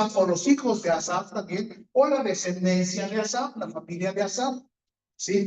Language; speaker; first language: Spanish; native; Spanish